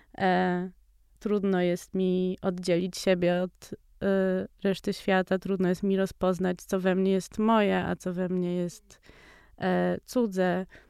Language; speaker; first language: Polish; native; Polish